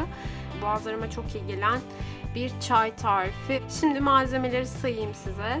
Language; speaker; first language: Turkish; native; Turkish